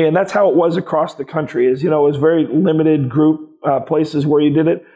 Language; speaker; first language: English; native; English